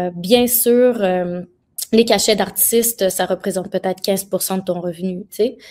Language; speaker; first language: French; native; French